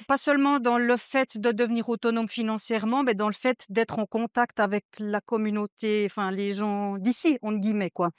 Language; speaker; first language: French; native; French